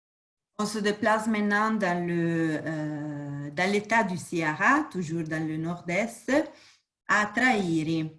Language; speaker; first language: French; non-native, fluent; Portuguese